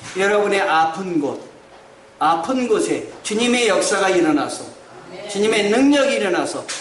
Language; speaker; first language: Korean; native; Korean